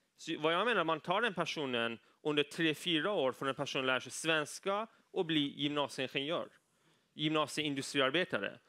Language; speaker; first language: Swedish; early bilingual, other home language; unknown